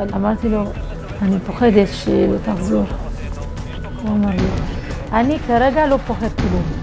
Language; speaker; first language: Hebrew; non-native, fluent; Amharic